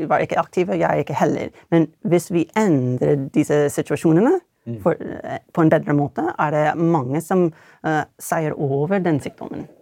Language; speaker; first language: Norwegian; non-native, fluent; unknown